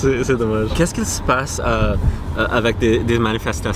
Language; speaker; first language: French; non-native, learner; English